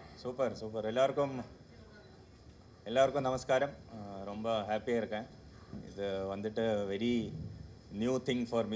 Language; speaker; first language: Tamil; non-native, learner; Malayalam